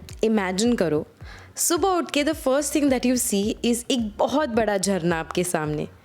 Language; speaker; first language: Hindi; native; Hindi